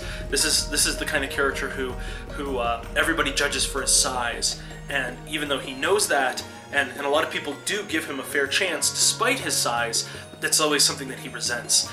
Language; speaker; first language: English; native; English